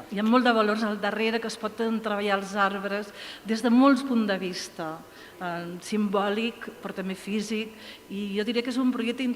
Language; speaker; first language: Catalan; native; Catalan